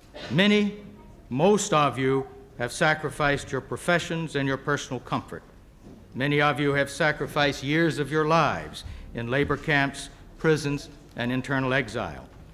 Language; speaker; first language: English; native; English